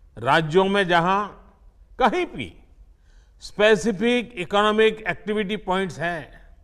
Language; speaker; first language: Hindi; non-native, local second language; Gujarati